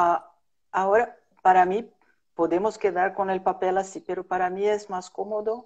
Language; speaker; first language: Spanish; non-native, fluent; Portuguese